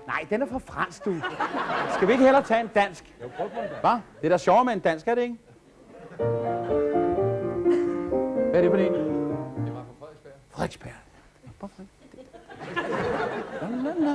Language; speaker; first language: Danish; native; Danish